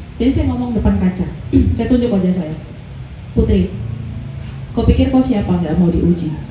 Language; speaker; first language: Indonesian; native; Indonesian